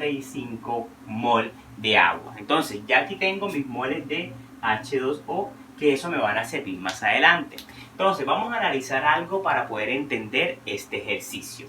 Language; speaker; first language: Spanish; native; Spanish